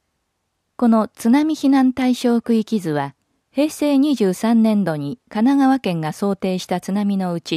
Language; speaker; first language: Japanese; native; Japanese